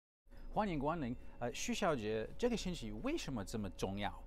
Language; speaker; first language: Chinese; non-native, learner; English